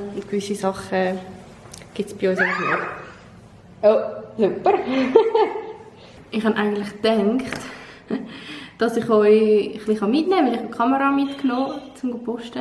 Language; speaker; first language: German; native; German